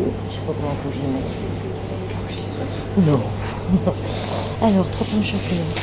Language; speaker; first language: French; native; French